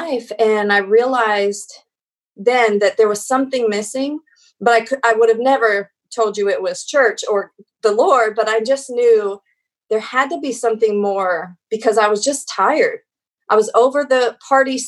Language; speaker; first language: English; native; English